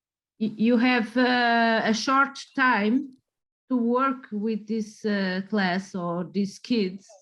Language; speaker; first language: English; non-native, fluent; Portuguese